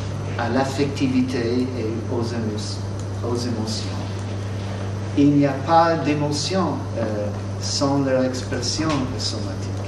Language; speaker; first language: French; non-native, fluent; English